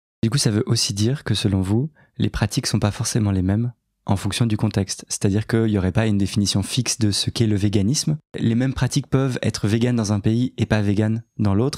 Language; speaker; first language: French; native; French